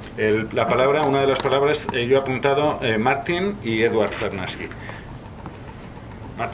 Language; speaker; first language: Spanish; native; Spanish